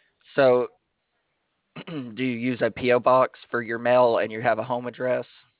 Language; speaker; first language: English; native; English